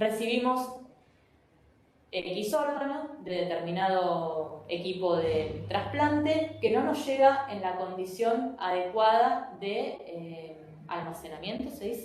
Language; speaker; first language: Spanish; native; Spanish